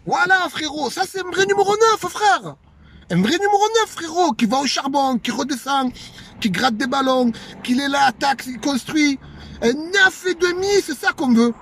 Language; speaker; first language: French; native; French